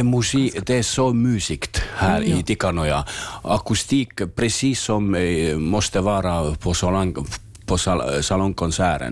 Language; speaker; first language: Swedish; non-native, learner; Finnish